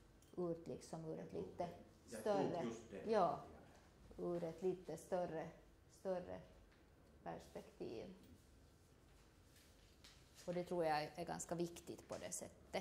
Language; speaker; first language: Swedish; native; Swedish